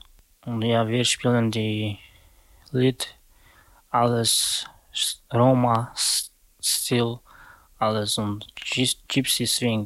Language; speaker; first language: German; non-native, learner; Slovak